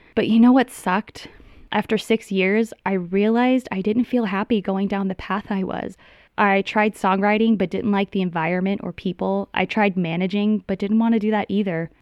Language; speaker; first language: English; native; English